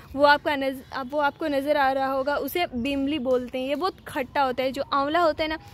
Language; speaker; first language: Hindi; native; Hindi